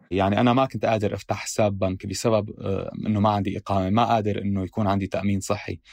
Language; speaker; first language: Arabic; native; Arabic